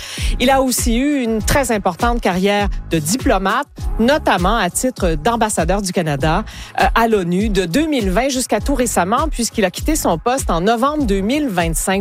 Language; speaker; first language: French; native; French